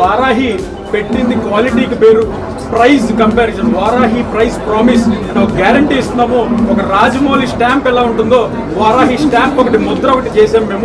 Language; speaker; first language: Telugu; native; Telugu